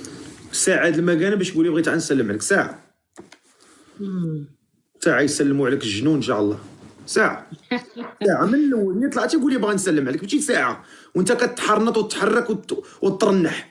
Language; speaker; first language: Arabic; native; Arabic